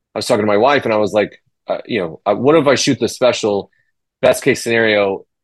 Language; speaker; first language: English; native; English